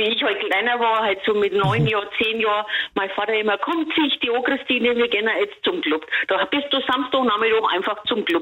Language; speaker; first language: German; native; German